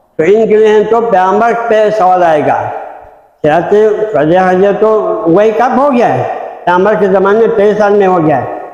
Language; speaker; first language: Urdu; non-native, local second language; Balti